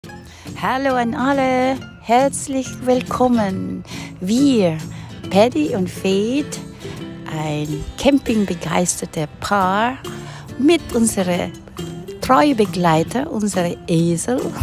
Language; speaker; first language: German; non-native, fluent; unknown